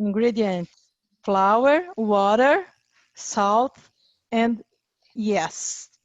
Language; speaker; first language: English; non-native, learner; Portuguese